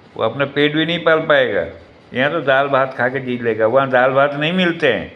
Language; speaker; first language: Hindi; non-native, local second language; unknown